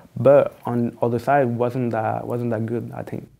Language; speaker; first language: English; non-native, fluent; French